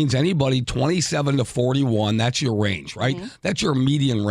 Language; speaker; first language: English; native; English